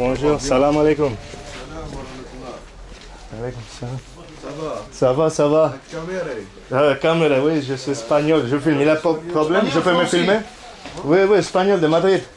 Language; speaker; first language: French; non-native, learner; Spanish